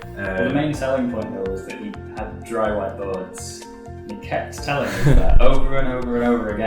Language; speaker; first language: English; native; English